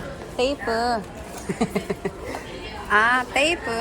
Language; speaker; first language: Korean; non-native, learner; Filipino